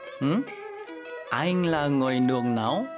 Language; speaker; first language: Vietnamese; non-native, fluent; Korean